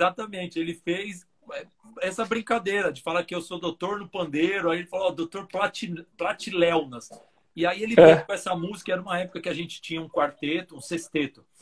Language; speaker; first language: Portuguese; native; Portuguese